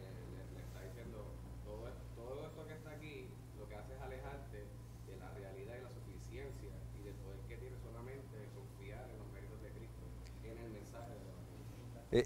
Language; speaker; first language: Spanish; native; Spanish